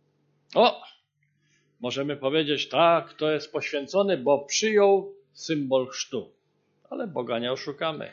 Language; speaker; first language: Polish; native; Polish